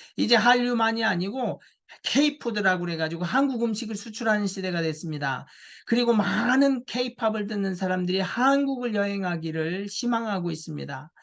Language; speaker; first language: Korean; native; Korean